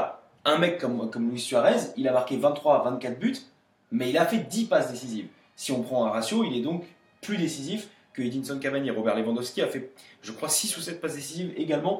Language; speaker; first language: French; native; French